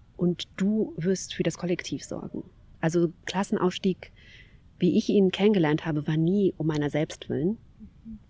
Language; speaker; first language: German; early bilingual, other home language; Kabyle